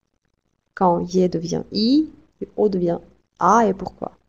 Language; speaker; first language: French; non-native, fluent; Russian